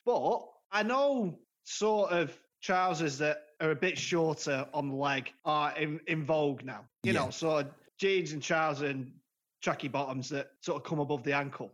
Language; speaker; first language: English; native; English